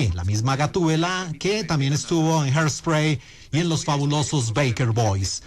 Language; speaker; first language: Spanish; native; Spanish